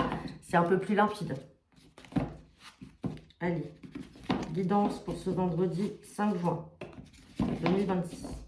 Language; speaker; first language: French; native; French